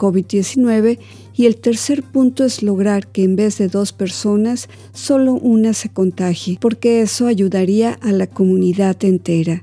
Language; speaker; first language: Spanish; native; Spanish